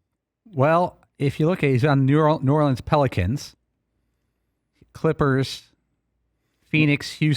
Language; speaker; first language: English; native; English